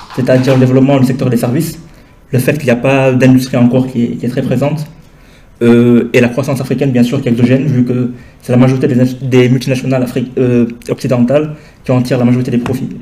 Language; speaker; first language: French; non-native, local second language; Wolof